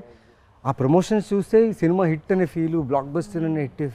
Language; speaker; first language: Telugu; native; Telugu